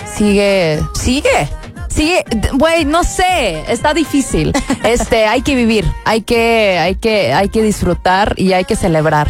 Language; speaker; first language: Spanish; early bilingual, heritage; Spanish